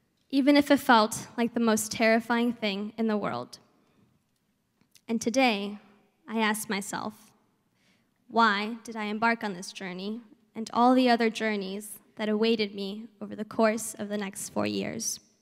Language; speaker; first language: English; early bilingual, other home language; Spanish